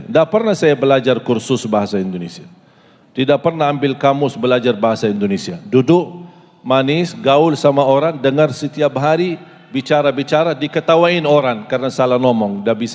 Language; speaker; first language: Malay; non-native, fluent; Arabic